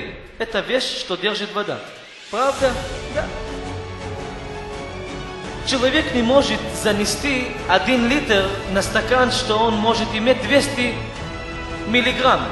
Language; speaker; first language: Russian; non-native, fluent; Hebrew